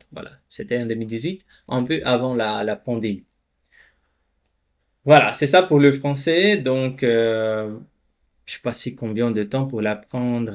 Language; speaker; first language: French; non-native, fluent; Portuguese